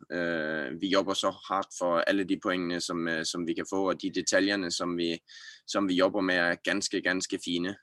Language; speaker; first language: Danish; native; Danish